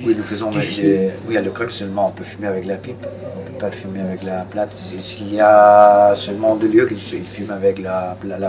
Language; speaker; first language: French; non-native, learner; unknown